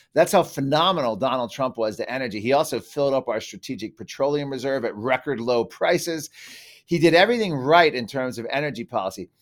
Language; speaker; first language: English; native; English